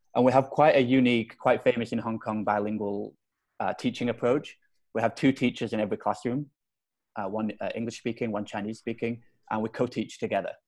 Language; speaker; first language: English; native; English